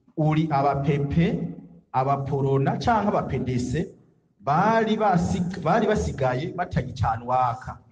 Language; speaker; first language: Rundi; native; Rundi